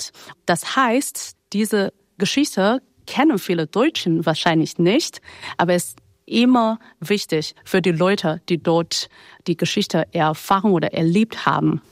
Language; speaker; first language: German; non-native, fluent; Chinese